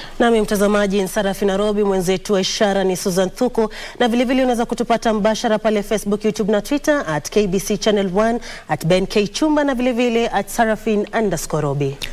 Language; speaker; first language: Swahili; non-native, local second language; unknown